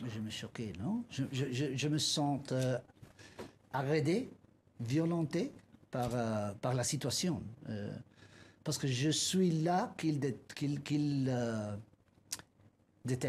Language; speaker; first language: French; non-native, learner; Spanish